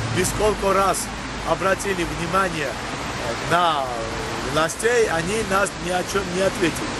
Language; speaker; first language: Russian; non-native, local second language; Georgian